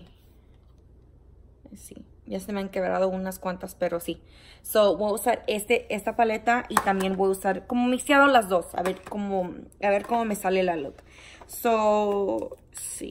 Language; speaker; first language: Spanish; early bilingual, heritage; Spanish